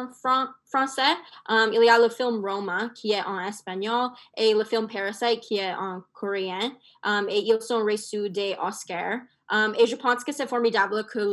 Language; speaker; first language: French; non-native, fluent; English